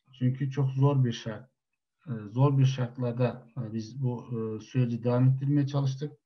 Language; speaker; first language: Turkish; native; Turkish